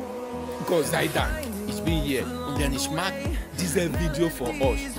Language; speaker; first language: German; non-native, learner; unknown